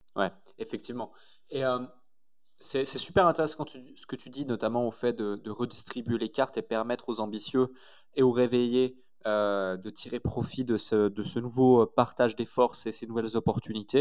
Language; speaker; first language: French; native; French